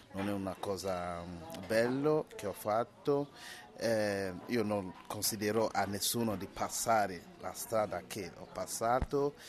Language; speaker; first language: Italian; non-native, learner; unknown